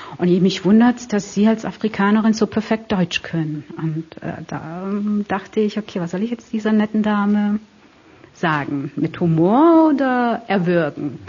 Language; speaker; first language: German; non-native, fluent; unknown